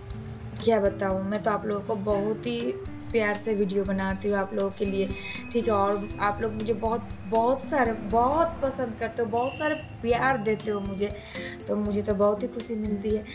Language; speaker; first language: Hindi; non-native, local second language; Bangla